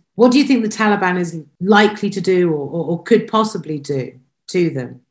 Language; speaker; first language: English; native; English